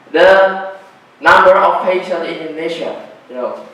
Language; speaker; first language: English; non-native, learner; Indonesian